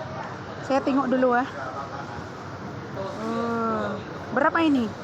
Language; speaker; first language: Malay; non-native, learner; Filipino